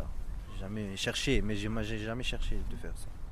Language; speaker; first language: French; non-native, local second language; Arabic